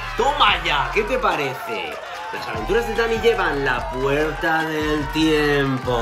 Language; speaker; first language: Spanish; native; Spanish